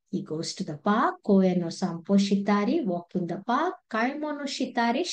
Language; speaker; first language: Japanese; non-native, fluent; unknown